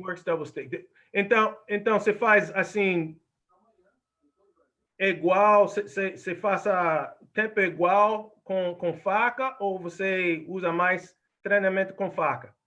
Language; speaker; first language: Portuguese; non-native, fluent; English